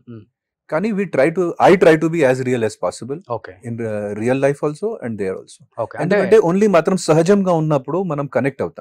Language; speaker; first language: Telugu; non-native, fluent; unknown